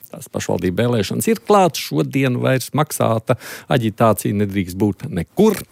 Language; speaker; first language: Latvian; native; Latvian